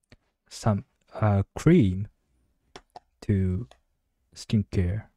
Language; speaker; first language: English; non-native, learner; Japanese